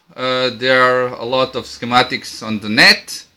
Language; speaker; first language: English; non-native, fluent; Croatian